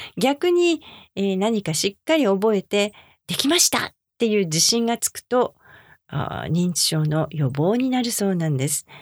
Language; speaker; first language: Japanese; native; Japanese